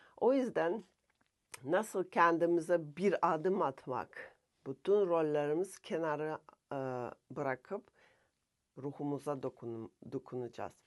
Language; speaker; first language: Turkish; non-native, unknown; Russian